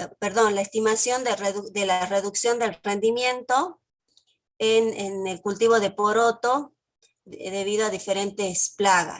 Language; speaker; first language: Spanish; native; Spanish